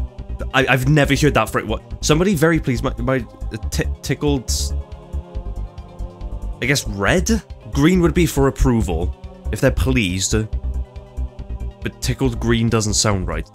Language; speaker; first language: English; native; English